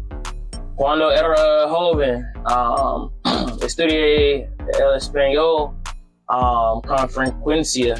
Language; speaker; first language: Spanish; non-native, learner; English